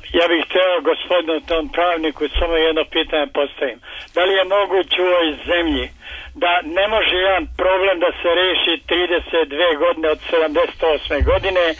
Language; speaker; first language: Serbian; native; Serbian